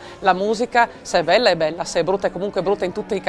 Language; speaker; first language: Italian; native; Italian